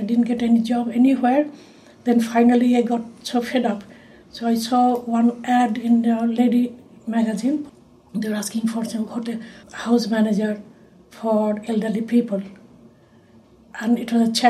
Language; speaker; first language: English; non-native, local second language; Bangla